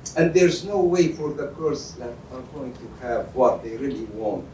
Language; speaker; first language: English; non-native, fluent; Arabic